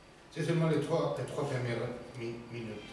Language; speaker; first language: French; non-native, learner; Spanish